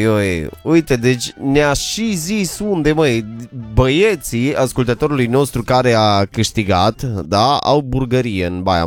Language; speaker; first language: Romanian; native; Romanian